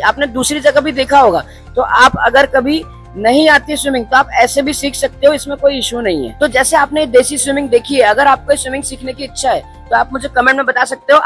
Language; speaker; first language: Hindi; native; Hindi